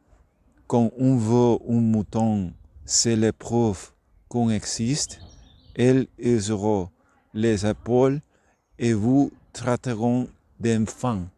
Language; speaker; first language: French; non-native, learner; Spanish